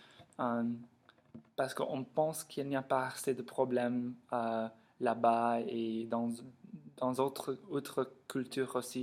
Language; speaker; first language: French; non-native, learner; English